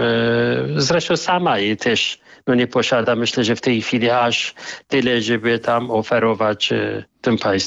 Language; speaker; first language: Polish; non-native, fluent; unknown